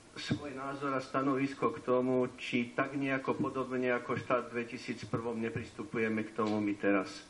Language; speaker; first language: Slovak; native; Slovak